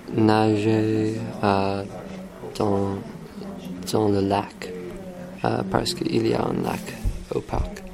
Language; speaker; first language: French; non-native, learner; English